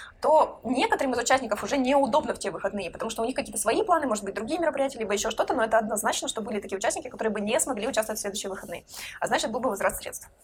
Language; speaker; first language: Russian; native; Russian